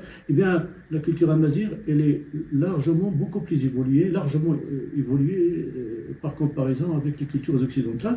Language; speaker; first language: French; non-native, local second language; Tachelhit